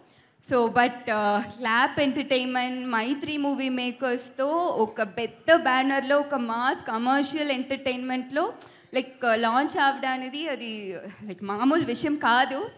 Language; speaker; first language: Telugu; non-native, learner; Tamil